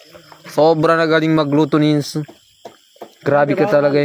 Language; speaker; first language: Filipino; non-native, local second language; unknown